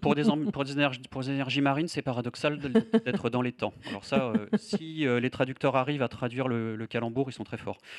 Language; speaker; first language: French; native; French